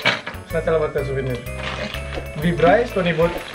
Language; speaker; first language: Russian; non-native, learner; Indonesian